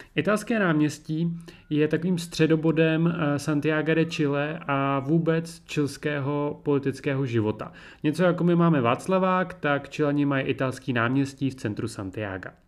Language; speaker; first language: Czech; native; Czech